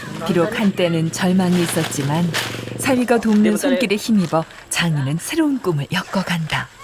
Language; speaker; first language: Korean; native; Korean